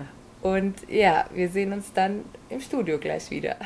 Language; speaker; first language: German; native; German